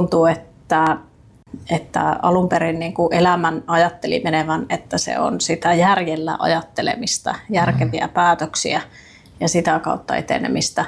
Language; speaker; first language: Finnish; native; Finnish